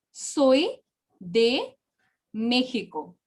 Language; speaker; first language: Spanish; non-native, fluent; Bangla